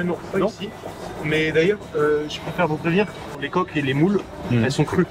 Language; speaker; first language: French; native; French